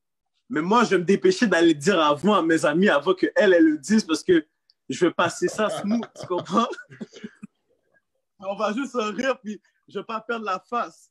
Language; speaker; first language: French; native; French